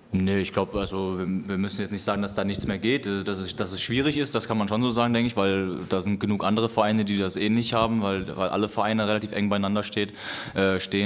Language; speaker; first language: German; native; German